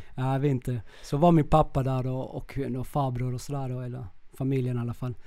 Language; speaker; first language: Swedish; early bilingual, other home language; Spanish